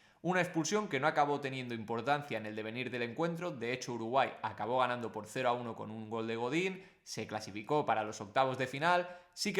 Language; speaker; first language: Spanish; native; Spanish